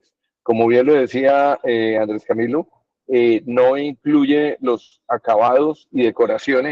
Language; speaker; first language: Spanish; native; Spanish